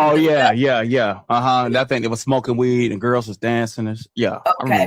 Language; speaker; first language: English; native; English